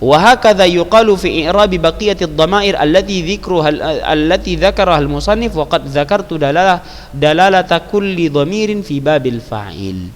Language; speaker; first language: Arabic; non-native, fluent; Indonesian